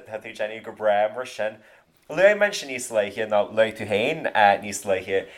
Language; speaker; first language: Irish; native; Irish